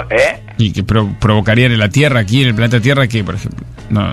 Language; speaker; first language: Spanish; native; Spanish